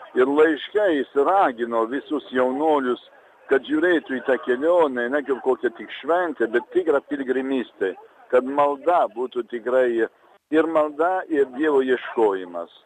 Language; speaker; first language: Lithuanian; early bilingual, heritage; Lithuanian